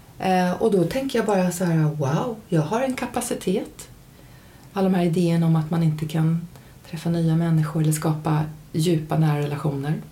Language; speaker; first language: Swedish; early bilingual, heritage; Swedish